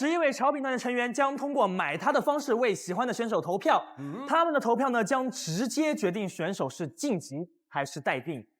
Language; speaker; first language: Chinese; native; Chinese